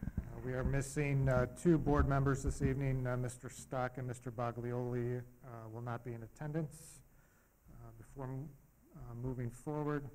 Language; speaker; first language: English; native; English